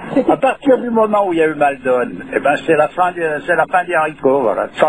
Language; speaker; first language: French; native; French